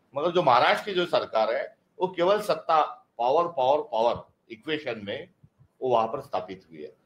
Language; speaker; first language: Hindi; non-native, local second language; Marathi